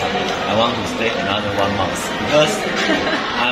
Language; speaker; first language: English; non-native, learner; Chinese